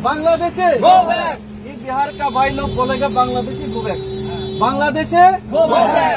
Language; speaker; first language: Hindi; non-native, local second language; Kok Borok